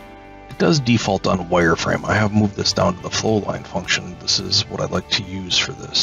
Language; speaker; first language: English; native; English